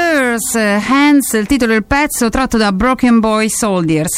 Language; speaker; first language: Italian; native; Italian